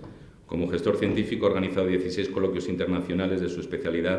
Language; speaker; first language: Spanish; native; Spanish